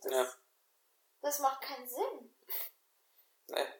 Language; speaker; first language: German; non-native, fluent; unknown